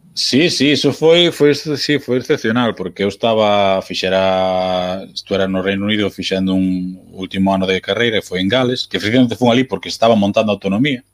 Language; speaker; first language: Galician; native; Galician